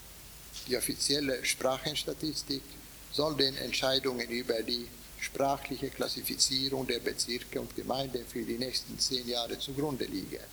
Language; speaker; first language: German; non-native, fluent; Swedish